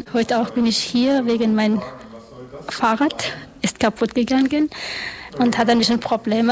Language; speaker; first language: German; non-native, learner; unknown